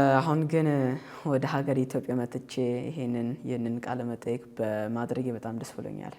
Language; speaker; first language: Amharic; early bilingual, heritage; Amharic